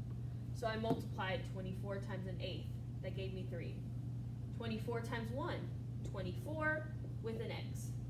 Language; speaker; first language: English; native; English